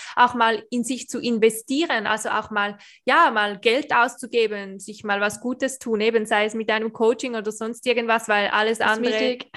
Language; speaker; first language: German; native; German